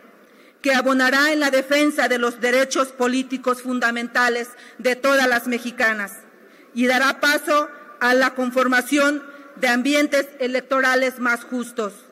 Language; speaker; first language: Spanish; native; Spanish